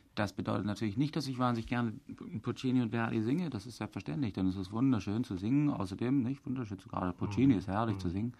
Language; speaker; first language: German; native; German